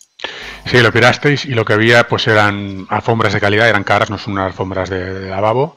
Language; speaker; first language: Spanish; native; Spanish